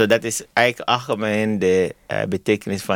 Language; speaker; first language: Dutch; non-native, learner; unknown